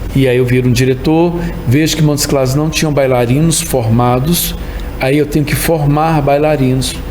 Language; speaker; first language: Portuguese; native; Portuguese